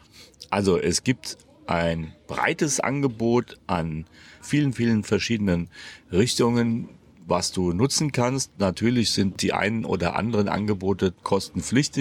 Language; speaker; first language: German; native; German